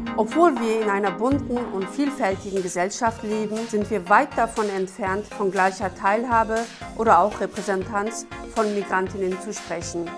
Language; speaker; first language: German; early bilingual, other home language; Kurdish